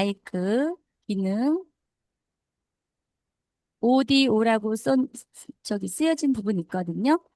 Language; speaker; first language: Korean; native; Korean